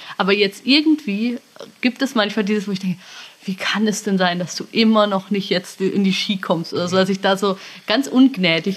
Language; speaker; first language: German; native; German